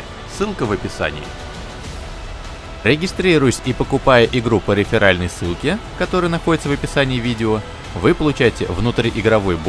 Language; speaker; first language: Russian; native; Russian